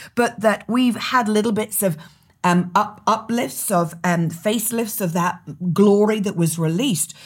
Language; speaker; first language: English; native; English